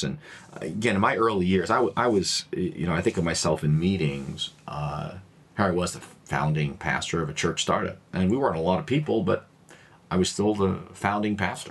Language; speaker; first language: English; native; English